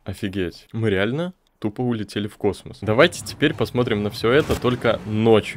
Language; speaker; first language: Russian; native; Russian